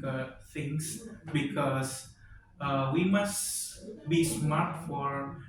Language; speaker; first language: English; non-native, learner; Indonesian